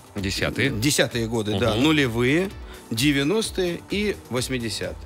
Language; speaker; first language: Russian; native; Russian